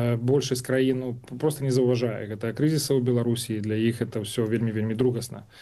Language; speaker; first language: Belarusian; non-native, local second language; Russian